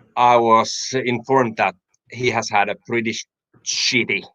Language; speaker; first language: English; non-native, fluent; Finnish